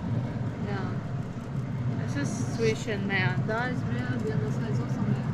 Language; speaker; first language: German; non-native, learner; Portuguese